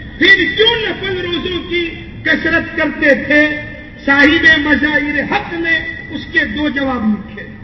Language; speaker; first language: Urdu; non-native, local second language; Gujarati